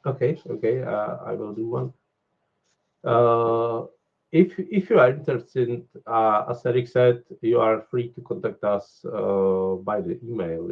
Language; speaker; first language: English; non-native, fluent; Czech